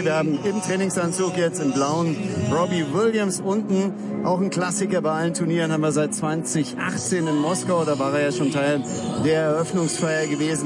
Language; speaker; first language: German; native; German